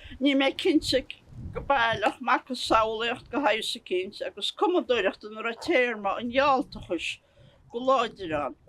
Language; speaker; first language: Irish; native; Irish